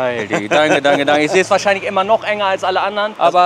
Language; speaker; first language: German; native; German